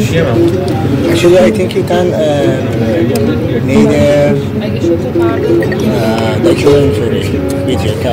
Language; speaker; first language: English; non-native, learner; Persian